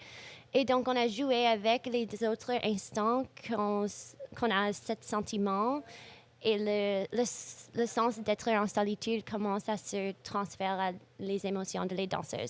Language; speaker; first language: French; non-native, local second language; English